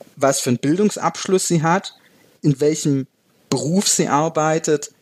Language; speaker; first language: German; native; German